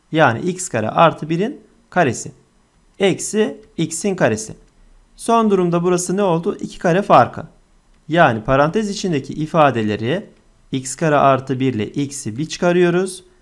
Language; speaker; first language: Turkish; native; Turkish